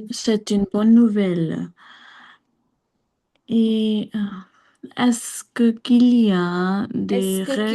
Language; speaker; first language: French; non-native, learner; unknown